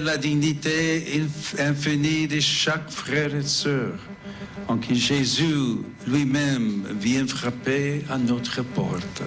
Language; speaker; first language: French; non-native, fluent; English